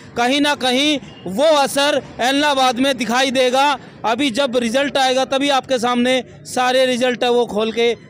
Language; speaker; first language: Hindi; native; Hindi